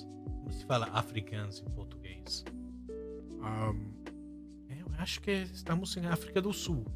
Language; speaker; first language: Portuguese; non-native, fluent; English